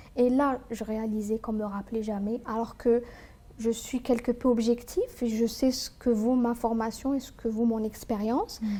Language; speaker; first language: French; non-native, local second language; Arabic